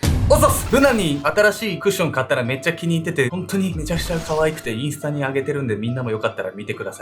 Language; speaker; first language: Japanese; native; Japanese